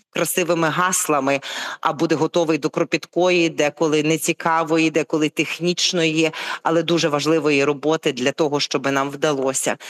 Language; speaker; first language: Ukrainian; native; Ukrainian